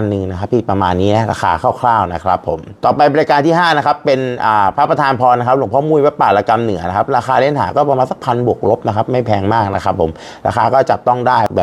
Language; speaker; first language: Thai; native; Thai